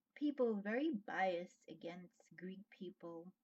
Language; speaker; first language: English; native; English